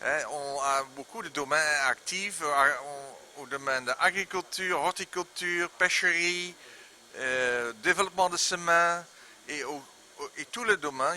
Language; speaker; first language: French; non-native, learner; Dutch